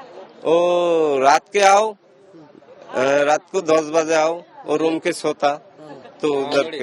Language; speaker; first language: Hindi; non-native, learner; Bangla